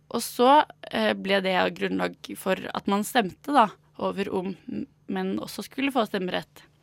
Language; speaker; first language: Norwegian; native; Norwegian